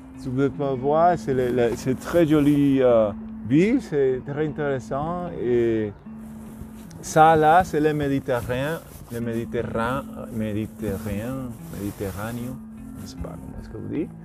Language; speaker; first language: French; non-native, learner; Spanish